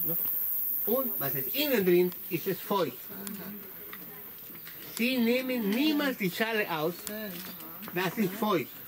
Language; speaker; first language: German; non-native, fluent; Spanish